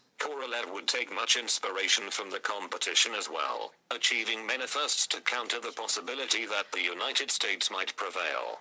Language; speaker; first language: English; native; English